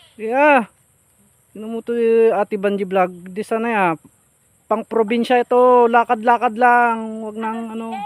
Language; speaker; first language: Filipino; non-native, local second language; Iloko